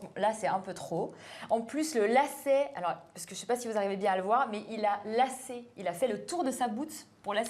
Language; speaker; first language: French; native; French